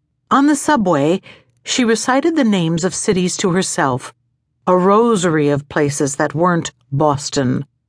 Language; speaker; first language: English; native; English